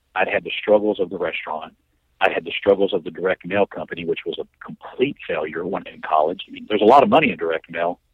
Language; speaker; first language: English; native; English